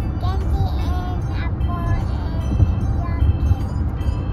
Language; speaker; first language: Korean; early bilingual, heritage; Korean